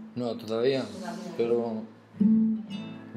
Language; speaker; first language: Spanish; non-native, learner; Arabic